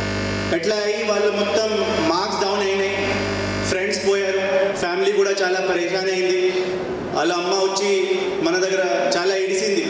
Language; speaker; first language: Telugu; non-native, fluent; Hindi